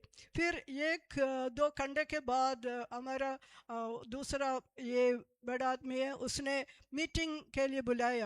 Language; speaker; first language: Hindi; non-native, local second language; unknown